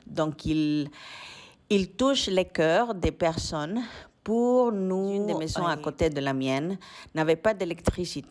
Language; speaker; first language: French; non-native, fluent; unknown